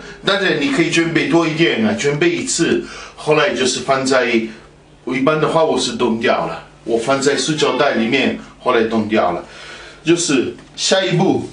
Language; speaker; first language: Chinese; non-native, fluent; Italian